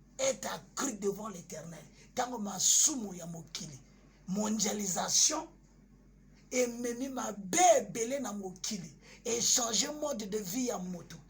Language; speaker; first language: Lingala; native; Lingala